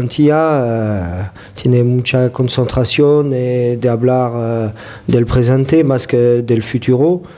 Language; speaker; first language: Spanish; non-native, fluent; French